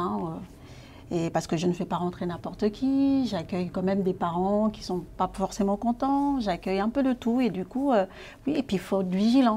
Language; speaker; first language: French; native; French